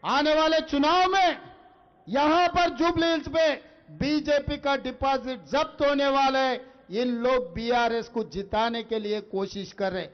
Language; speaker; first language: Hindi; non-native, local second language; Telugu